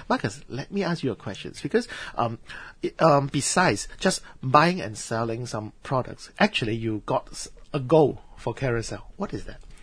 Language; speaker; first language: English; non-native, local second language; Cantonese